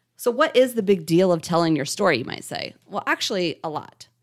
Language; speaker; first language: English; native; English